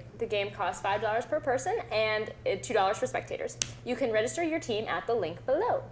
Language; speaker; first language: English; native; English